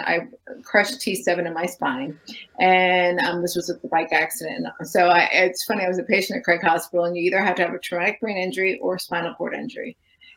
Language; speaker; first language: English; native; English